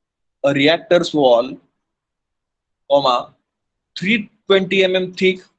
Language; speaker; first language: English; non-native, local second language; Hindi